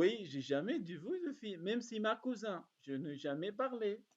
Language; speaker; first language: French; non-native, learner; Arabic